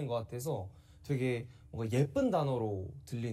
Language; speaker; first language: Korean; native; Korean